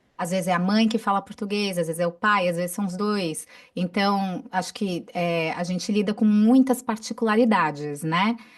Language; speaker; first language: Portuguese; native; Portuguese